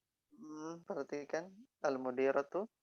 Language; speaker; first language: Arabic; non-native, fluent; Indonesian